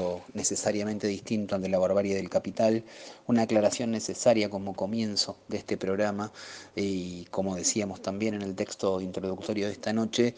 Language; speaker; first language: Spanish; native; Spanish